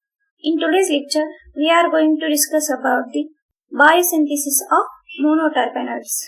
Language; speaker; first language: English; non-native, local second language; Marathi